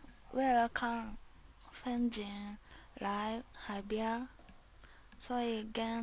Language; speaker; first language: Chinese; non-native, learner; Japanese